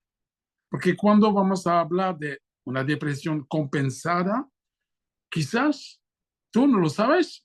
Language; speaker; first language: Spanish; non-native, fluent; French